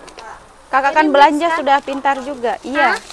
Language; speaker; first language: Indonesian; native; Indonesian